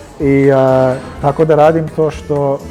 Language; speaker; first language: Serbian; early bilingual, heritage; Serbian